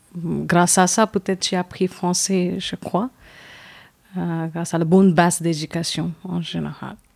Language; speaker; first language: French; non-native, fluent; Tamil